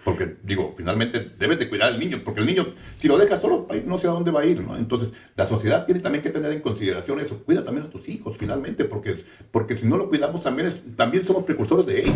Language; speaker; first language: Spanish; native; Spanish